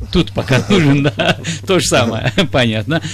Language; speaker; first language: Russian; non-native, local second language; Azerbaijani